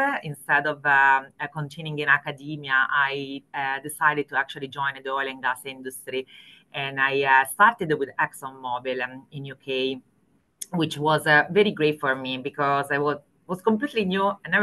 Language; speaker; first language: English; non-native, fluent; Italian